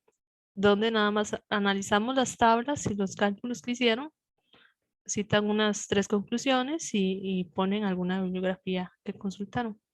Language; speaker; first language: Spanish; native; Spanish